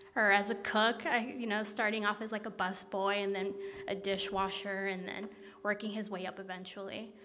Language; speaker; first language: English; native; English